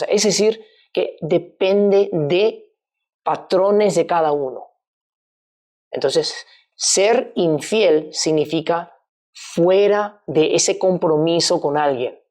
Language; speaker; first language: Spanish; non-native, fluent; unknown